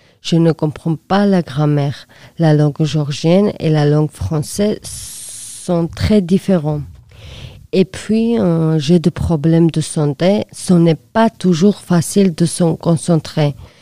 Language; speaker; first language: French; non-native, learner; Georgian